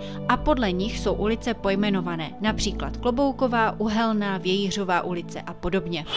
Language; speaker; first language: Czech; native; Czech